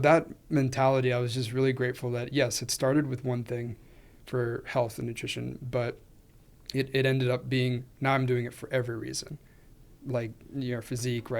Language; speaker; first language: English; non-native, fluent; Spanish